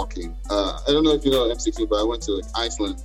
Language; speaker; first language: English; non-native, local second language; Yoruba